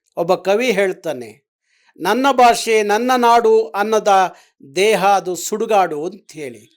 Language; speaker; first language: Kannada; native; Kannada